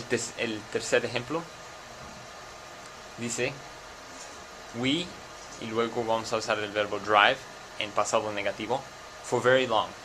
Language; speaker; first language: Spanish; non-native, fluent; English